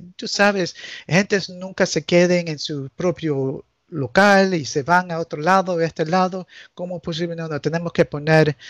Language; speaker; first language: Spanish; early bilingual, heritage; Spanish